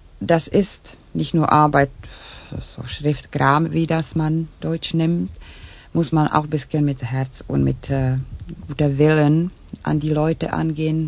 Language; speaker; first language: German; non-native, learner; Czech